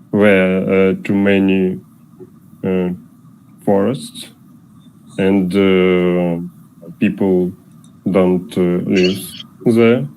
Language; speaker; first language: English; non-native, learner; Russian